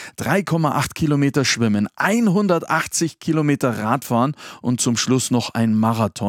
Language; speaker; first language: German; native; German